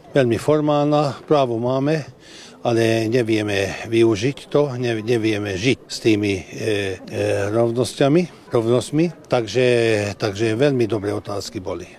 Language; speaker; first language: Slovak; early bilingual, heritage; Slovak